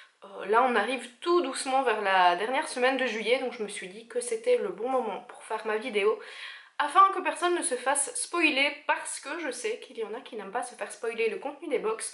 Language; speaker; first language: French; native; French